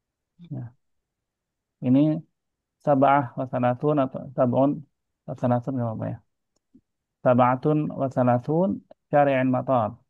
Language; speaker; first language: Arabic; non-native, fluent; Indonesian